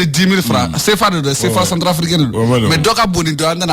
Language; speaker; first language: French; non-native, local second language; Bambara